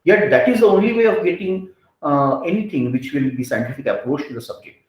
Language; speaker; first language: English; non-native, local second language; Hindi